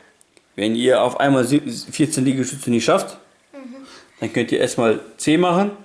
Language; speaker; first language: German; native; German